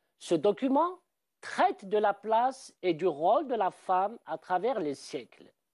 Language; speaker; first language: French; non-native, local second language; Arabic